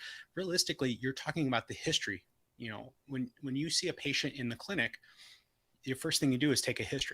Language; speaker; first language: English; native; English